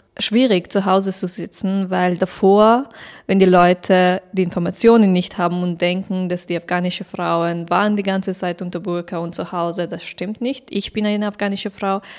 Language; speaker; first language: German; non-native, fluent; Persian